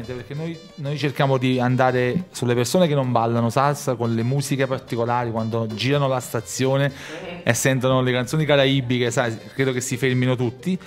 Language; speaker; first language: Italian; native; Italian